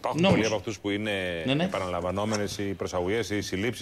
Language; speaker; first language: Greek; native; Greek